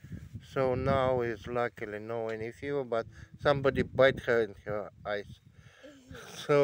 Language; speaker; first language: English; non-native, learner; Russian